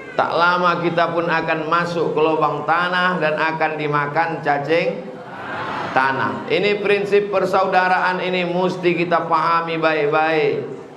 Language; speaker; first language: Indonesian; native; Indonesian